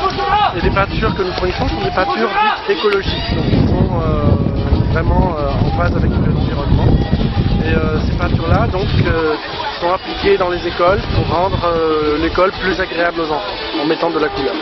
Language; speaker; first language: French; native; French